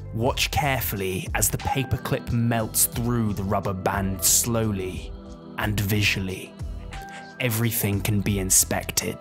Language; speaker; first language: English; native; English